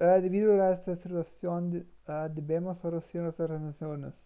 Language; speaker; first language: Spanish; non-native, learner; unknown